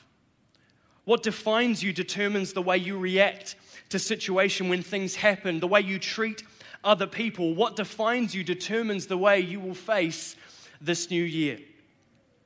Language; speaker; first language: English; native; English